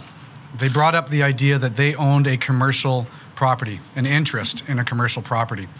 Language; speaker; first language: English; native; English